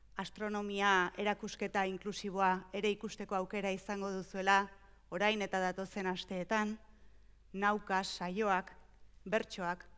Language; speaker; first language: Basque; early bilingual, heritage; Basque